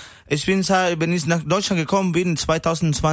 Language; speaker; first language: German; non-native, learner; Spanish